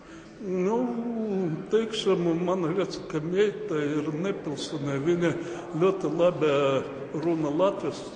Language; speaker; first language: Latvian; non-native, local second language; Russian